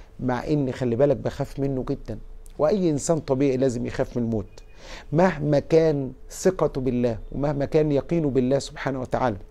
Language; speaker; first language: Arabic; native; Arabic